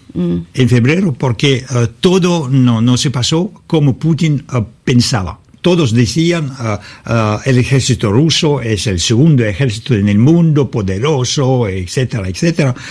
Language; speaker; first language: Spanish; non-native, fluent; Russian